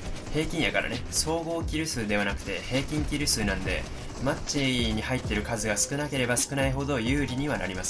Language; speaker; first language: Japanese; native; Japanese